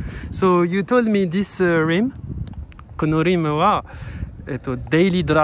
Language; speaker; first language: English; non-native, learner; French